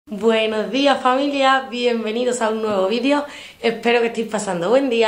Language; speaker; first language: Spanish; native; Spanish